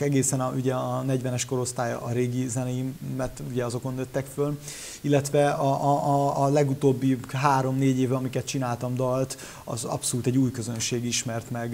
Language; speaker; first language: Hungarian; native; Hungarian